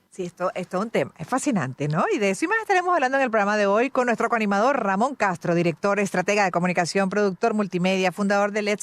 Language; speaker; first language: Spanish; native; Spanish